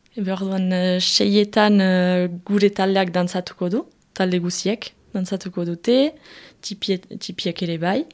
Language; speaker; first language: Basque; native; Basque